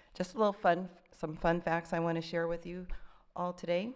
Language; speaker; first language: English; native; English